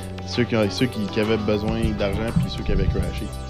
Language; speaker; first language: French; native; French